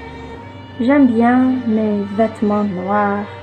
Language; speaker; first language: French; non-native, learner; English